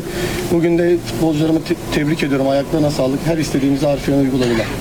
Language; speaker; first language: Turkish; native; Turkish